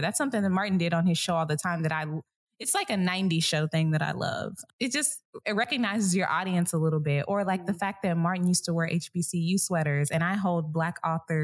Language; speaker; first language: English; native; English